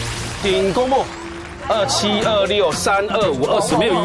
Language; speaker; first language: Chinese; native; Chinese